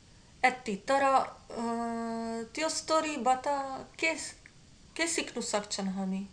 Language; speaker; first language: Nepali; non-native, learner; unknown